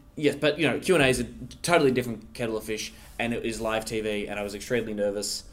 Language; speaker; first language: English; native; English